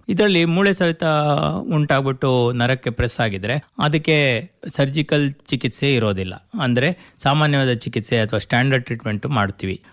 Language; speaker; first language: Kannada; native; Kannada